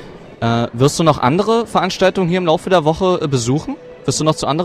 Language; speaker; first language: German; native; German